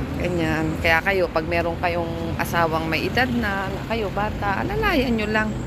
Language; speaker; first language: Filipino; non-native, local second language; Pampanga